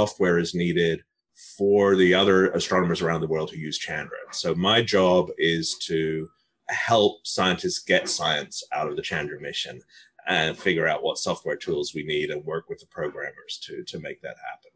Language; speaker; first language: English; native; English